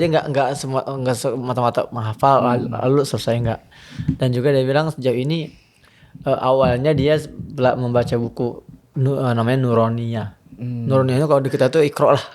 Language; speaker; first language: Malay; non-native, fluent; Arabic